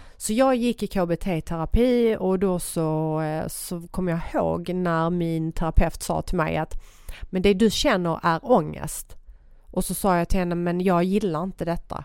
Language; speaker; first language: Swedish; early bilingual, other home language; Persian